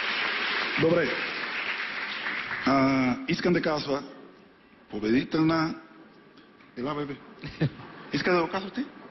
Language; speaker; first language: Bulgarian; non-native, learner; Spanish